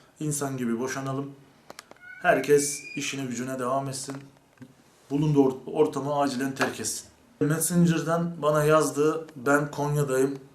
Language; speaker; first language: Turkish; native; Turkish